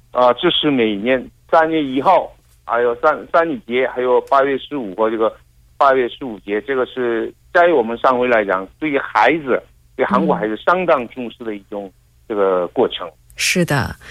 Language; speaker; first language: Chinese; non-native, fluent; Korean